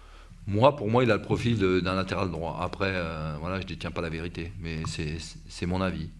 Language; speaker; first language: French; native; French